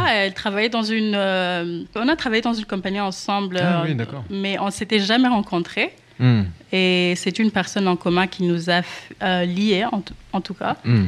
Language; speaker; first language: French; non-native, local second language; Kinyarwanda